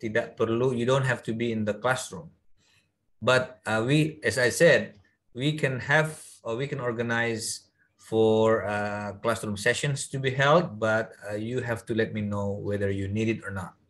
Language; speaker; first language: English; non-native, fluent; Indonesian